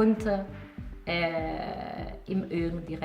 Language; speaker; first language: German; non-native, fluent; Italian